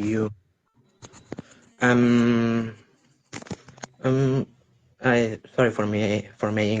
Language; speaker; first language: English; non-native, learner; Spanish